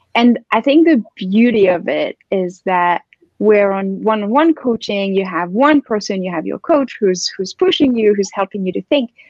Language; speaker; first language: English; non-native, fluent; French